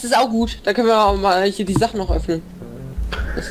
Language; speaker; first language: German; native; German